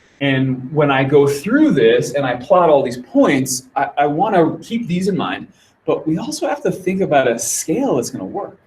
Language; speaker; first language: English; native; English